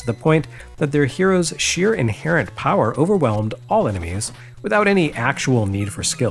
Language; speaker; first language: English; native; English